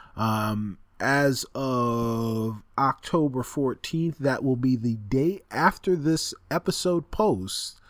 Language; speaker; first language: English; native; English